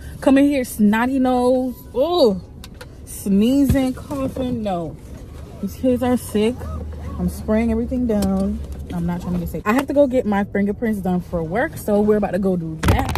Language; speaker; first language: English; native; English